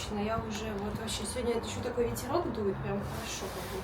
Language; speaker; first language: Russian; native; Russian